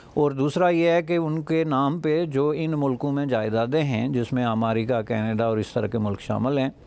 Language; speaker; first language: Urdu; non-native, local second language; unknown